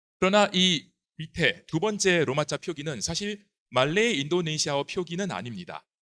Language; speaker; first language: Korean; non-native, fluent; Chinese